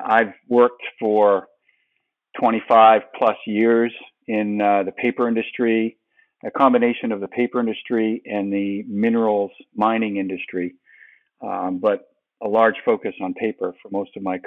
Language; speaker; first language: English; native; English